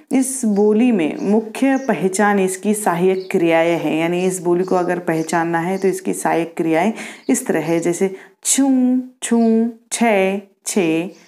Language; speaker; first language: Hindi; non-native, local second language; Marathi